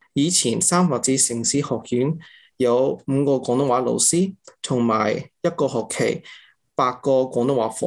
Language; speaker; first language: Cantonese; early bilingual, heritage; English